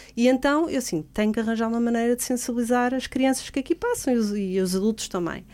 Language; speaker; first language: Portuguese; native; Portuguese